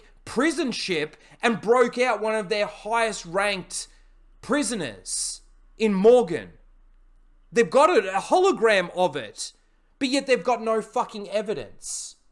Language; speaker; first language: English; native; English